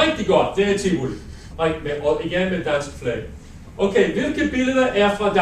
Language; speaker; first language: Danish; non-native, learner; English